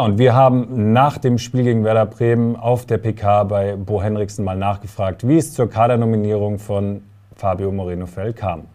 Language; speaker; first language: German; native; German